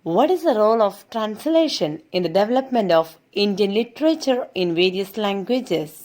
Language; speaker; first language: English; non-native, local second language; Malayalam